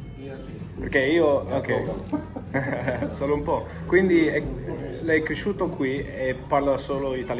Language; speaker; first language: Italian; non-native, fluent; English